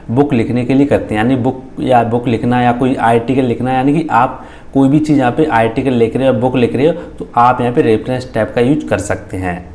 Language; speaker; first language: Hindi; native; Hindi